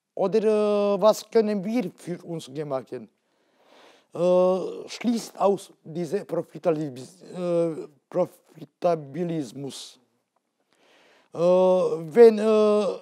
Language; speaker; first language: German; non-native, learner; Hungarian